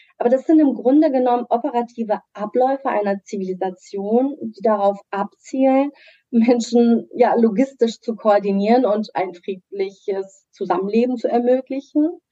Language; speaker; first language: German; early bilingual, other home language; Persian